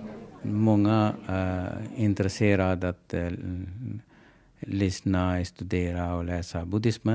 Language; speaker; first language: Swedish; non-native, learner; Sinhala